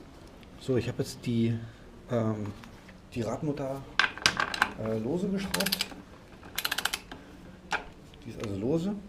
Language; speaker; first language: German; native; German